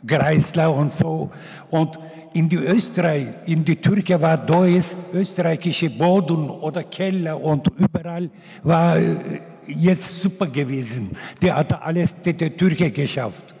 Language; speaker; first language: German; non-native, learner; Turkish